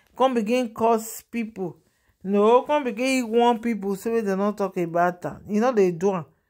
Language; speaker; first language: Nigerian Pidgin; non-native, local second language; Yoruba